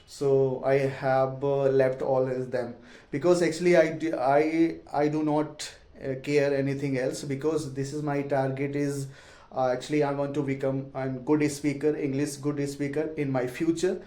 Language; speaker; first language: English; non-native, learner; Hindi